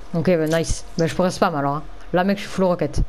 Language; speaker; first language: French; native; French